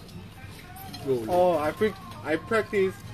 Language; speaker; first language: English; non-native, learner; Korean